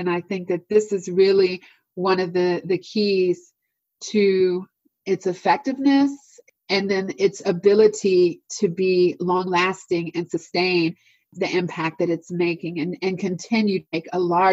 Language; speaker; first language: English; native; English